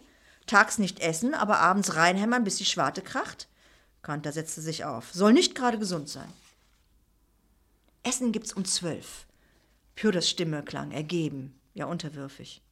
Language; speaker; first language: German; native; German